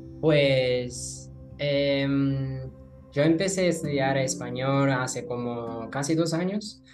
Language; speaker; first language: Spanish; non-native, learner; Japanese